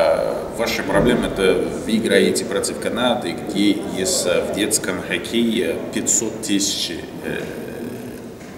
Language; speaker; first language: Russian; non-native, learner; French